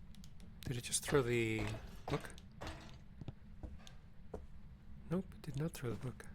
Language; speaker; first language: English; native; English